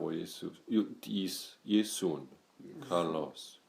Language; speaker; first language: Greek; non-native, learner; English